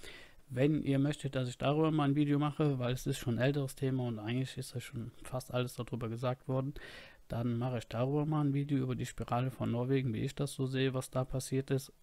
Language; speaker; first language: German; native; German